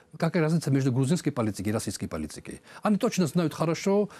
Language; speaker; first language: Russian; non-native, local second language; Georgian